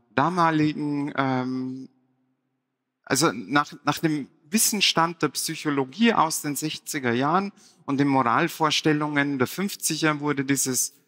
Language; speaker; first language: German; native; German